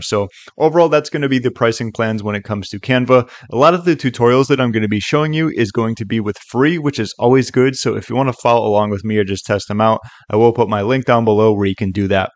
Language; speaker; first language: English; native; English